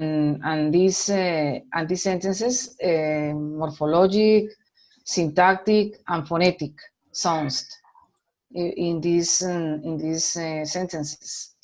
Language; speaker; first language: English; non-native, learner; Spanish